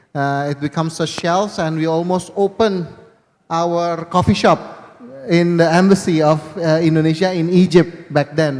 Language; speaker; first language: English; non-native, fluent; Indonesian